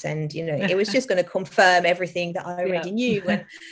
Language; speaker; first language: English; non-native, fluent; French